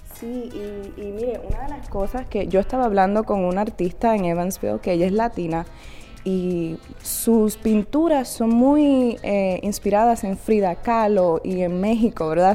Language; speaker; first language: Spanish; native; Spanish